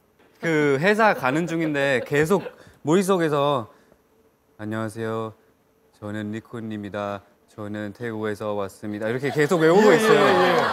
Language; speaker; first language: Korean; non-native, fluent; Thai